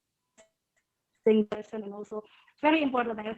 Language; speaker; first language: English; non-native, learner; Indonesian